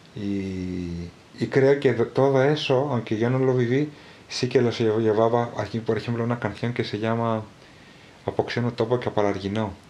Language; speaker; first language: Spanish; non-native, fluent; Greek